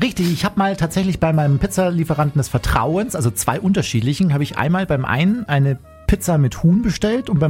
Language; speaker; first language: German; native; German